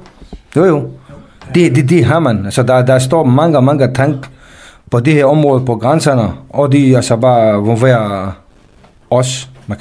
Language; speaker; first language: Danish; non-native, fluent; Kurdish